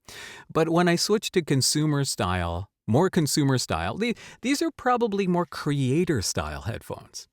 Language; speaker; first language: English; native; English